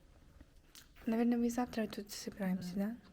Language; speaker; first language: Russian; non-native, fluent; Mongolian